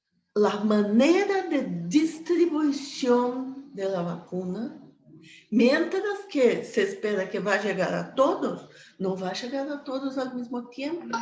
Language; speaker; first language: Spanish; non-native, fluent; Portuguese